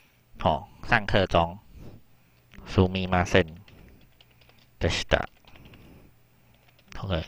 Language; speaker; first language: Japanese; non-native, fluent; Chinese